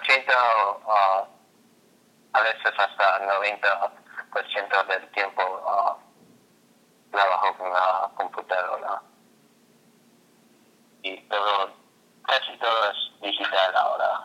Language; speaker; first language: Spanish; non-native, fluent; English